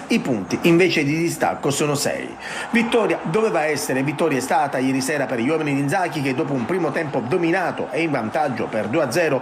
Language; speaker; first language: Italian; native; Italian